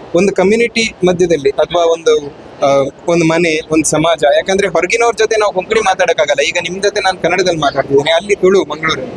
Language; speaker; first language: Kannada; non-native, local second language; Konkani